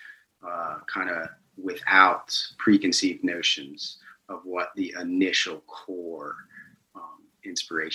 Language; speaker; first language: English; native; English